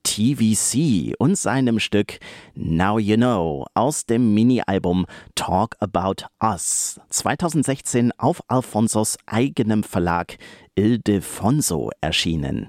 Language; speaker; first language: German; native; German